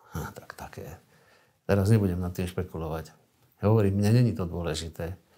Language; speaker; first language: Slovak; native; Slovak